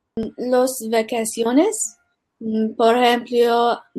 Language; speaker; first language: Spanish; early bilingual, heritage; English